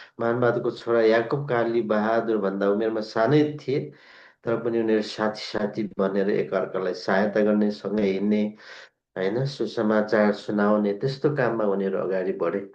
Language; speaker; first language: Nepali; native; Nepali